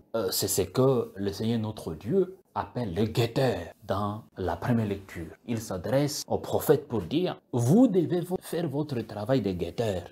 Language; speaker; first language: French; non-native, local second language; Kituba (Democratic Republic of Congo)